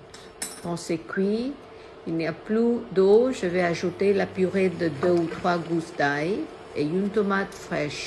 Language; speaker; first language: French; non-native, fluent; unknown